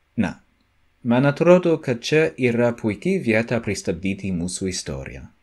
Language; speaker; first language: Lithuanian; non-native, learner; English